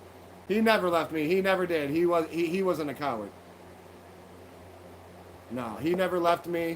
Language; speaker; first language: English; native; English